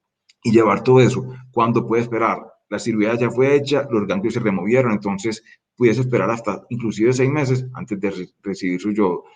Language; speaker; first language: Spanish; native; Spanish